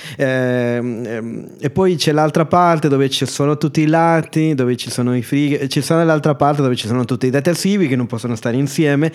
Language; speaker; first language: Italian; non-native, fluent; Spanish